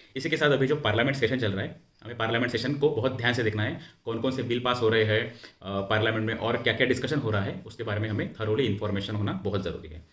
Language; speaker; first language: Hindi; non-native, local second language; Marathi